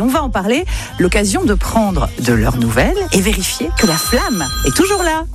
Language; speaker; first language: French; native; French